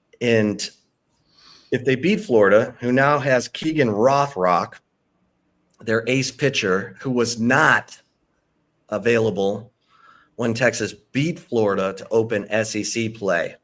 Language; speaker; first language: English; native; English